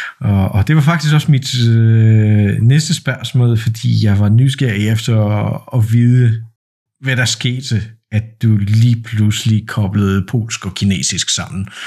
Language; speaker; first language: Danish; non-native, fluent; Polish